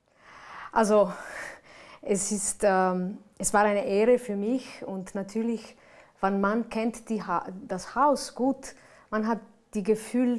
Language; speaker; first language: German; non-native, fluent; Italian